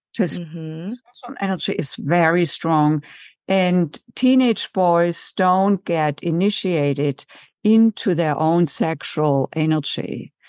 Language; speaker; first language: English; non-native, fluent; German